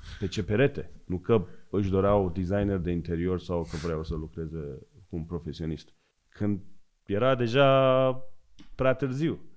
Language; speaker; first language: Romanian; non-native, fluent; Persian